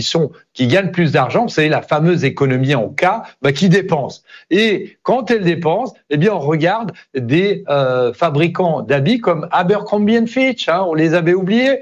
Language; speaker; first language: French; native; French